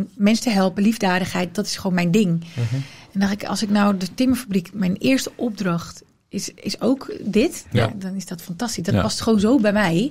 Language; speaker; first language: Dutch; early bilingual, other home language; Arabic